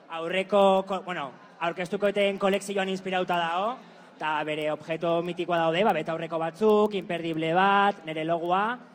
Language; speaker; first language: Basque; native; Basque